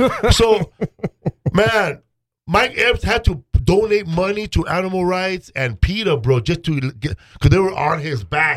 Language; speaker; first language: English; early bilingual, other home language; Spanish